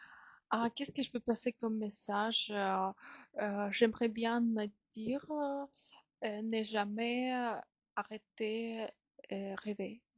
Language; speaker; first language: French; non-native, fluent; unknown